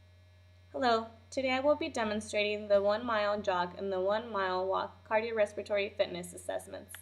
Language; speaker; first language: English; native; English